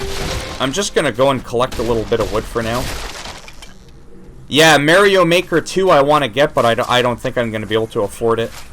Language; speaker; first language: English; native; English